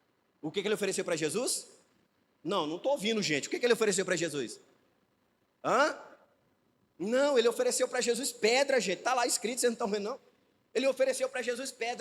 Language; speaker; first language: Portuguese; native; Portuguese